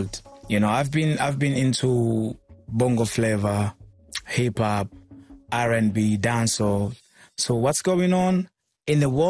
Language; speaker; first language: English; non-native, local second language; Swahili